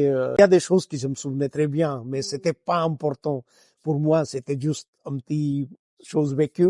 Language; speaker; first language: French; non-native, fluent; Gujarati